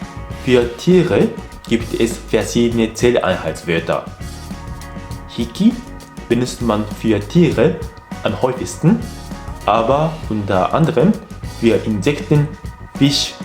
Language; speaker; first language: German; non-native, fluent; Japanese